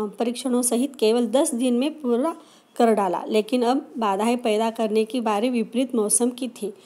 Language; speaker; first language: Hindi; non-native, local second language; Marathi